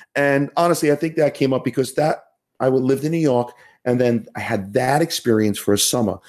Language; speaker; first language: English; native; English